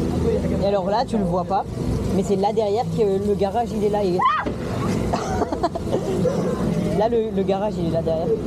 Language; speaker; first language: French; native; French